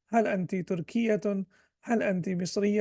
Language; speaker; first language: Arabic; non-native, fluent; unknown